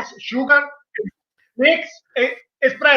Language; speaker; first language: English; non-native, learner; Italian